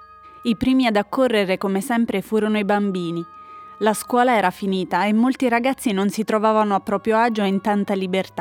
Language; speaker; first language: Italian; native; Italian